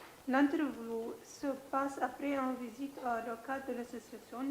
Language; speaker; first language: French; non-native, learner; Arabic